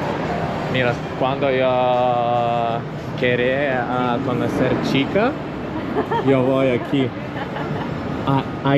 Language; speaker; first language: Spanish; non-native, learner; Lithuanian